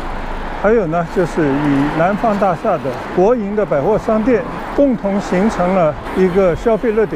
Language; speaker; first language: Chinese; non-native, local second language; Cantonese